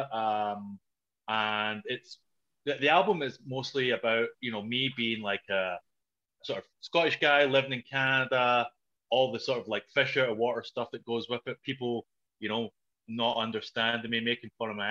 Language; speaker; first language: English; native; English